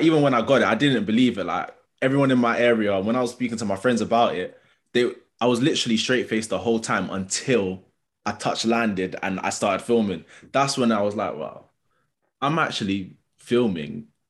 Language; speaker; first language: English; native; English